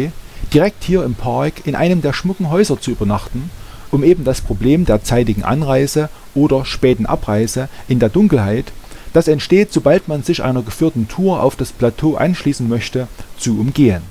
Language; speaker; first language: German; native; German